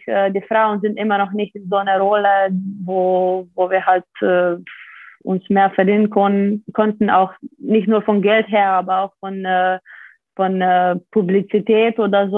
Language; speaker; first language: German; non-native, fluent; Slovenian